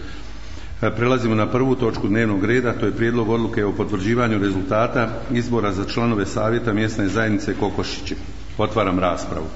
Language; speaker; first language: Croatian; native; Croatian